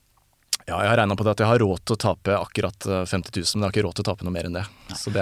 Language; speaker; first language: Norwegian; native; Norwegian